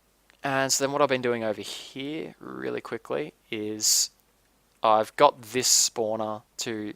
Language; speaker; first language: English; native; English